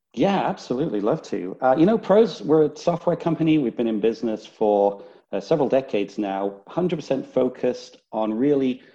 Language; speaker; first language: English; native; English